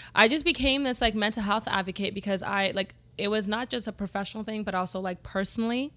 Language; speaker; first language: English; native; English